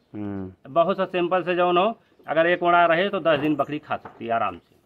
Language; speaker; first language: Hindi; native; Hindi